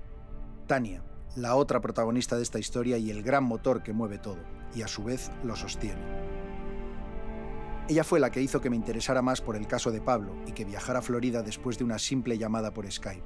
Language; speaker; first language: Spanish; native; Spanish